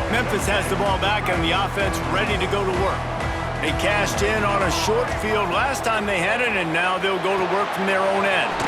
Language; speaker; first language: English; native; English